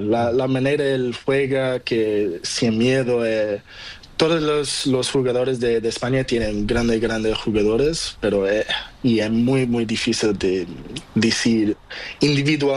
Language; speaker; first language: Spanish; non-native, learner; Portuguese